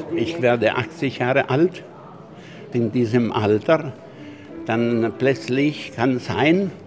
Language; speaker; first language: German; non-native, fluent; Italian